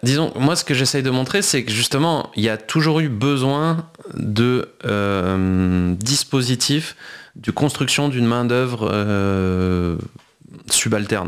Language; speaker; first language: French; native; French